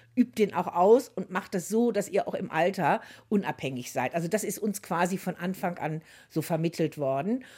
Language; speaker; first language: German; native; German